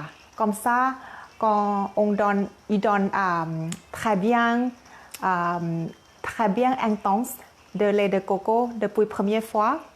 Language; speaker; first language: French; non-native, learner; Thai